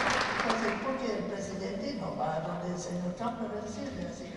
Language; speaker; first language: Spanish; non-native, fluent; English